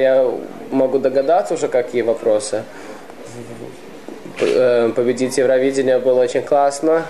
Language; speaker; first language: Russian; early bilingual, heritage; Russian